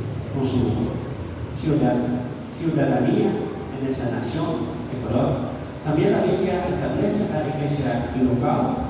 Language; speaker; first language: Spanish; non-native, fluent; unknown